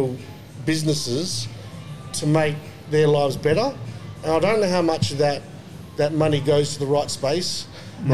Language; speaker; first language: English; native; English